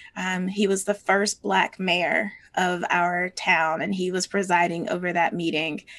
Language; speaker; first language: English; native; English